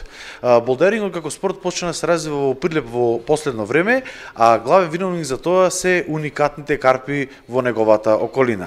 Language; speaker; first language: Macedonian; native; Macedonian